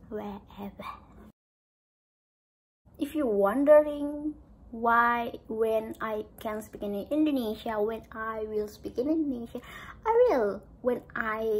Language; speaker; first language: English; non-native, learner; Indonesian